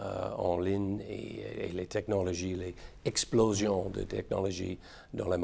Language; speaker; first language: French; non-native, learner; English